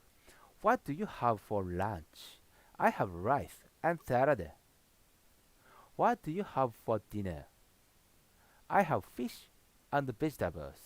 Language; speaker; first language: English; non-native, learner; Japanese